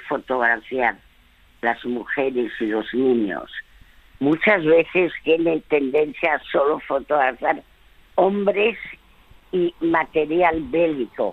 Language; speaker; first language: Spanish; early bilingual, other home language; French